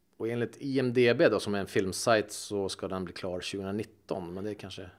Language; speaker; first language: Swedish; native; Swedish